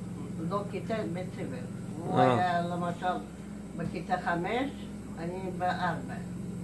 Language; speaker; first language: Hebrew; non-native, learner; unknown